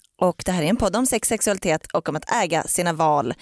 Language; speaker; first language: Swedish; native; Swedish